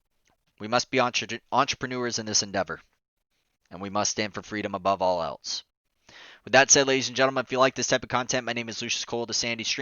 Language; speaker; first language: English; native; English